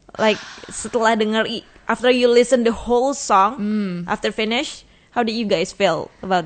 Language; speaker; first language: English; non-native, fluent; Indonesian